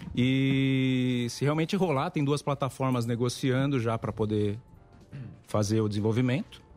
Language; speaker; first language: Portuguese; native; Portuguese